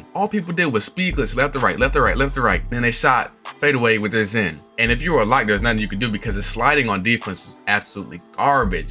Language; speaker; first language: English; native; English